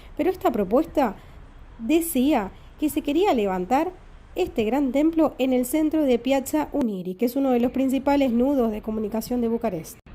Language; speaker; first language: Spanish; native; Spanish